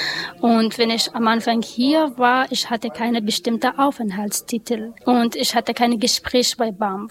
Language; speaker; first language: German; non-native, learner; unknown